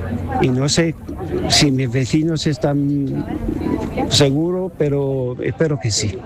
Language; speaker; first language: Spanish; non-native, fluent; English